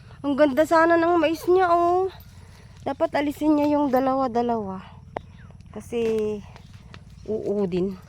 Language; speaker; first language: Filipino; non-native, local second language; Iloko